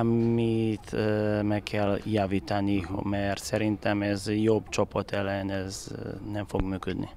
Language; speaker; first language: Hungarian; non-native, learner; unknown